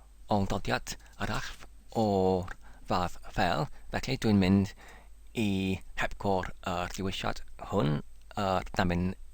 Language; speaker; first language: Welsh; non-native, learner; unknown